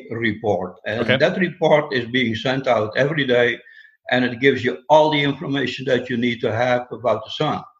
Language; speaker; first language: English; non-native, fluent; Dutch